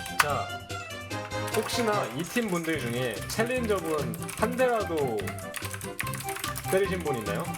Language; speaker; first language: Korean; native; Korean